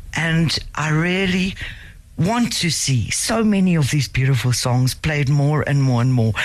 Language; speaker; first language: English; native; English